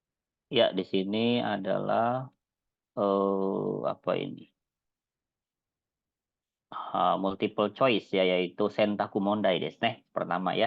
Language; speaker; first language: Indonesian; native; Indonesian